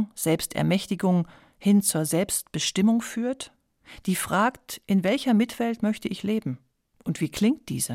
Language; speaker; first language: German; native; German